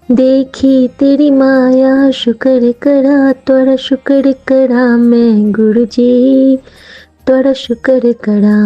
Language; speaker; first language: Hindi; native; Hindi